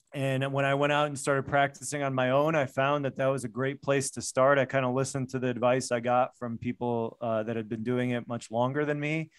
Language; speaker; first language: English; native; English